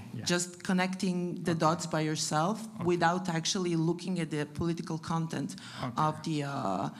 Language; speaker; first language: English; non-native, fluent; Italian